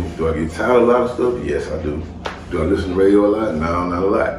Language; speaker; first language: English; native; English